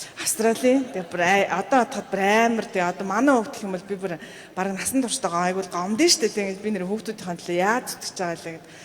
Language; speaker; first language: Mongolian; early bilingual, heritage; Mongolian